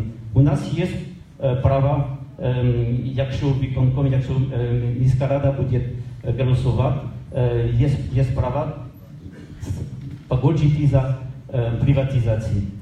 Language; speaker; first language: Ukrainian; non-native, learner; French